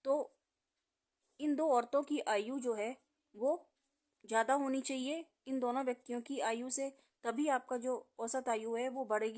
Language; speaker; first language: Hindi; native; Hindi